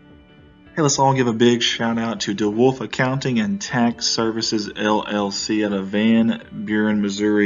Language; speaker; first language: English; native; English